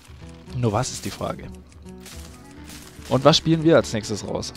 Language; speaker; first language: German; native; German